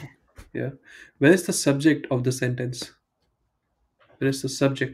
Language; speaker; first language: English; non-native, local second language; Hindi